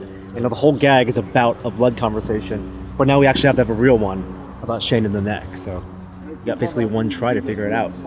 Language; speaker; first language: English; native; English